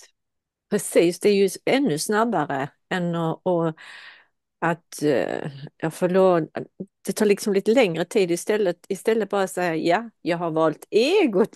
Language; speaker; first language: Swedish; non-native, fluent; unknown